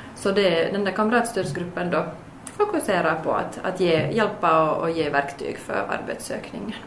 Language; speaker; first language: Swedish; native; Swedish